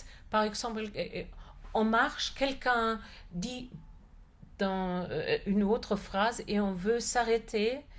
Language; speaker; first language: French; non-native, fluent; German